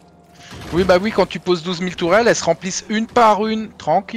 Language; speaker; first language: French; native; French